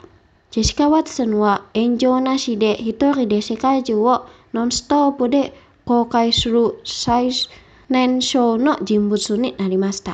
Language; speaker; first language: Japanese; non-native, fluent; Indonesian